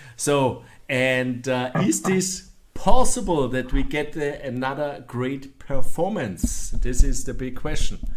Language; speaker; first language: English; non-native, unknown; German